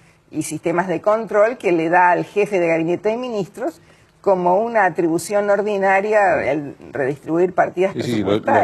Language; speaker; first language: Spanish; native; Spanish